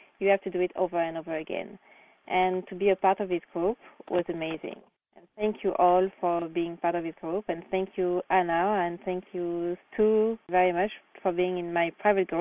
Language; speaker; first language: English; non-native, fluent; French